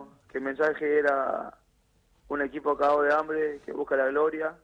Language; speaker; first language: Spanish; native; Spanish